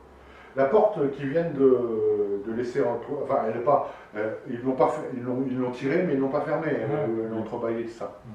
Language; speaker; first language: French; native; French